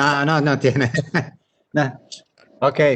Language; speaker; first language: Spanish; non-native, learner; Portuguese